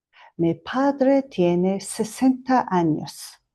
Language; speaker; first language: Spanish; non-native, fluent; Mongolian